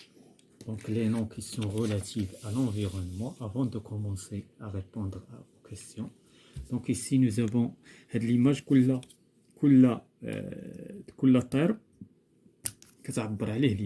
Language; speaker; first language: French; non-native, local second language; Arabic